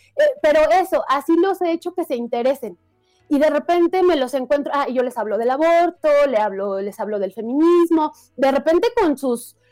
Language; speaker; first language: Spanish; native; Spanish